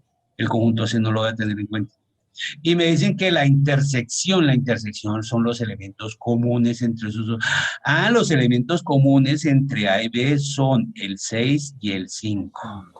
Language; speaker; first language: Spanish; native; Spanish